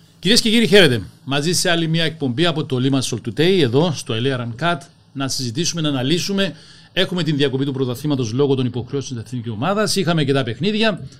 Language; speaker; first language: Greek; native; Greek